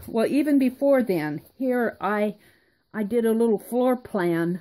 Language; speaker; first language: English; native; English